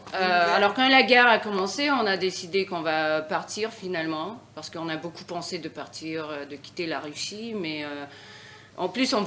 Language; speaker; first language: French; non-native, fluent; Russian